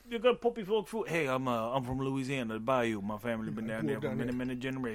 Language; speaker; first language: English; native; English